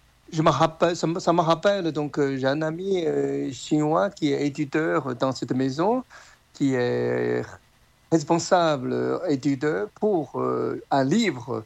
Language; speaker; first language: French; non-native, fluent; Chinese